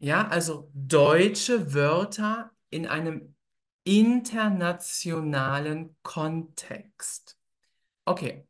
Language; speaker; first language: German; native; German